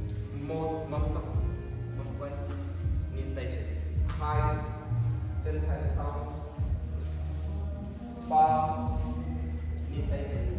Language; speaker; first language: Vietnamese; non-native, learner; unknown